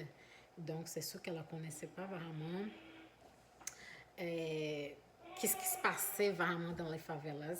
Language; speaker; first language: French; non-native, fluent; Portuguese